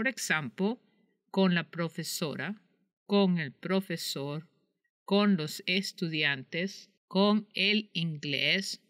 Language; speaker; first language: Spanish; non-native, fluent; English